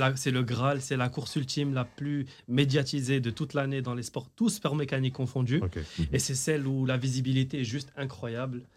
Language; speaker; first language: French; non-native, local second language; Arabic